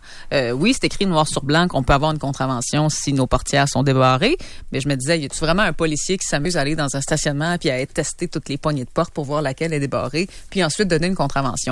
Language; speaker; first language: French; native; French